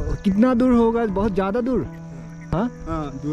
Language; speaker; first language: Hindi; non-native, learner; Bangla